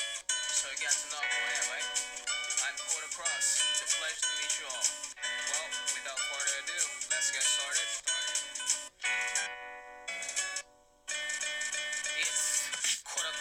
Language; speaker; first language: English; non-native, fluent; Japanese